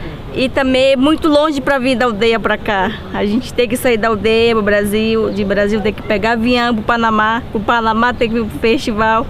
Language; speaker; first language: Portuguese; non-native, local second language; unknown